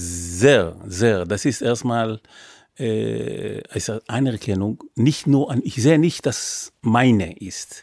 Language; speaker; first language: German; non-native, fluent; Hebrew